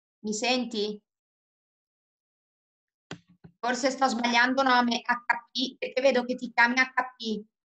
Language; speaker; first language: Italian; native; Italian